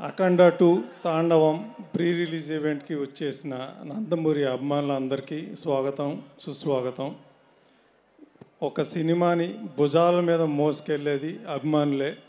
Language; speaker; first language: Telugu; native; Telugu